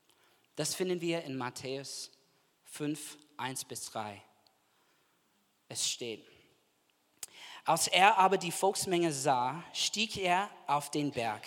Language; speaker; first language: German; non-native, fluent; English